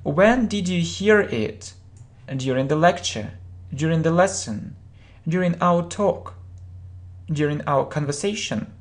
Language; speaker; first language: English; non-native, fluent; Russian